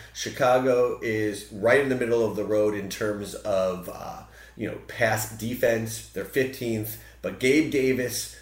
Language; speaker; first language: English; native; English